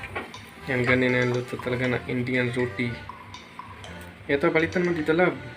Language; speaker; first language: Filipino; non-native, learner; Punjabi